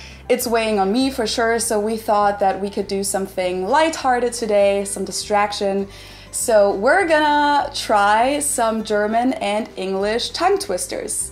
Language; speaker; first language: English; non-native, fluent; German